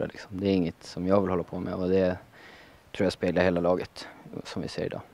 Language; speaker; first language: Swedish; native; Swedish